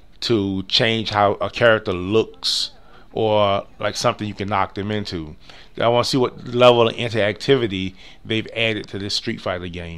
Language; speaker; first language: English; native; English